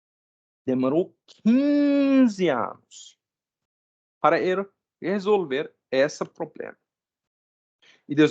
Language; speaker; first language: Portuguese; non-native, fluent; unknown